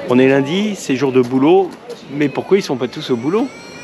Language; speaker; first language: French; native; French